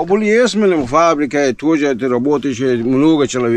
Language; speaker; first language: Russian; non-native, learner; Tajik